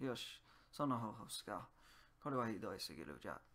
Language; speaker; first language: Japanese; non-native, learner; English